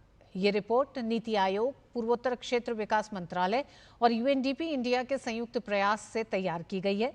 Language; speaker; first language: Hindi; native; Hindi